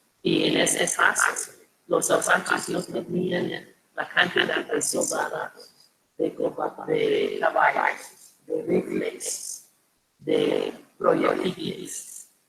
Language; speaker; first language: Spanish; non-native, fluent; English